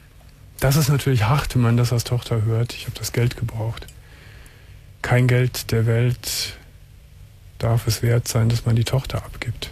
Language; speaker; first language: German; native; German